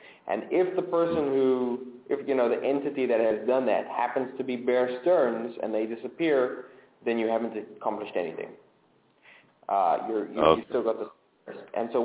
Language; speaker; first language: English; native; English